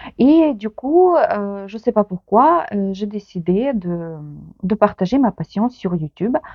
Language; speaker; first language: French; non-native, fluent; Ukrainian